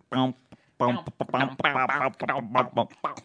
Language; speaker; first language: English; non-native, fluent; Swedish